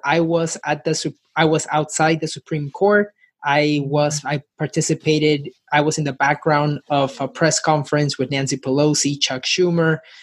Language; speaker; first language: English; early bilingual, other home language; Spanish